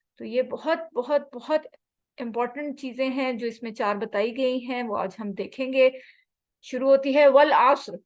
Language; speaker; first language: Urdu; native; Urdu